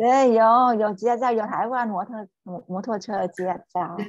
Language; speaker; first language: Chinese; non-native, fluent; Vietnamese